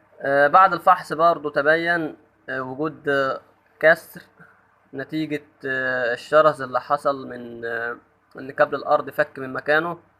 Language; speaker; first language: Arabic; native; Arabic